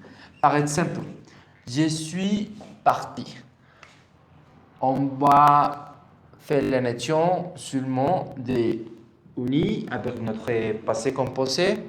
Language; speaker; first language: French; non-native, learner; Spanish